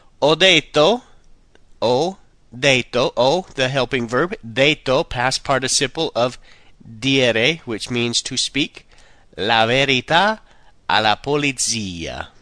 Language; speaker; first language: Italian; non-native, fluent; English